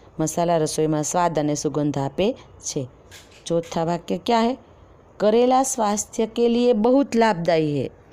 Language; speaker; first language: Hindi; non-native, local second language; Gujarati